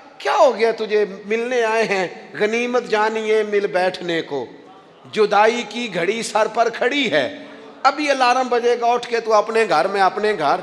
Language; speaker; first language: Urdu; non-native, local second language; Punjabi